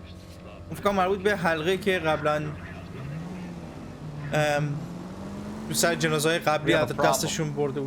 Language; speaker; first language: Persian; native; Persian